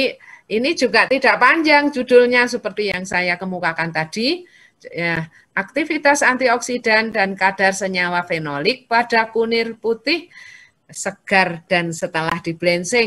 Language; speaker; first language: Indonesian; native; Indonesian